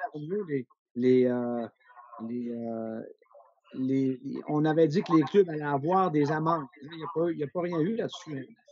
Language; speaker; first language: French; native; French